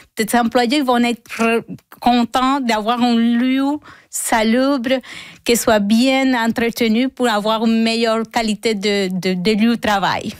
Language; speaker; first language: French; non-native, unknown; Spanish